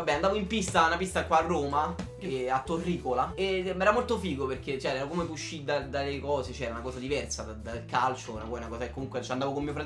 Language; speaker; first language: Italian; native; Italian